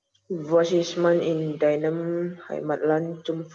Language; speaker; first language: German; non-native, learner; Indonesian